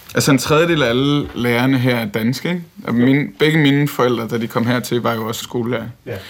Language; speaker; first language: Danish; native; Danish